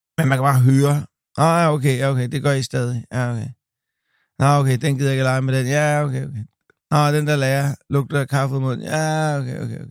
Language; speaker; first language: Danish; native; Danish